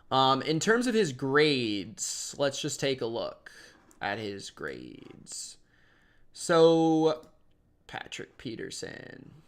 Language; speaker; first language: English; native; English